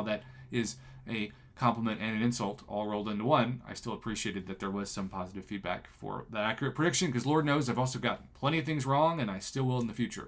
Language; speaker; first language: English; native; English